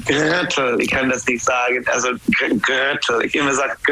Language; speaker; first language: German; non-native, learner; English